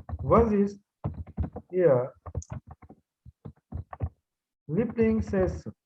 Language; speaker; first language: German; non-native, fluent; Turkish